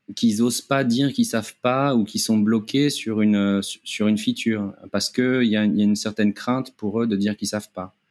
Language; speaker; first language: French; native; French